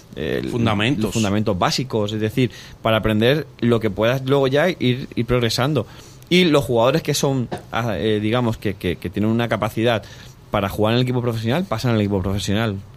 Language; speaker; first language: Spanish; native; Spanish